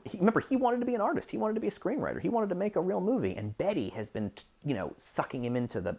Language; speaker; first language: English; native; English